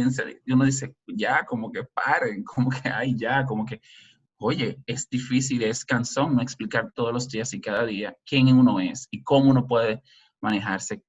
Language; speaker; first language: Spanish; native; Spanish